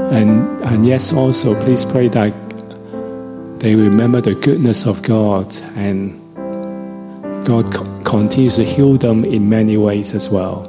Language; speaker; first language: English; non-native, local second language; Cantonese